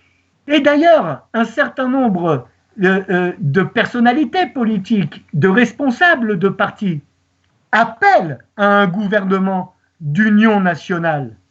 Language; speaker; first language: French; native; French